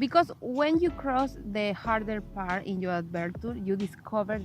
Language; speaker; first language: English; non-native, learner; Spanish